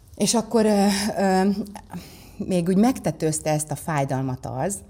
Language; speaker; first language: Hungarian; native; Hungarian